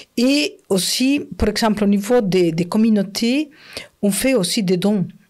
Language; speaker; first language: French; non-native, fluent; Spanish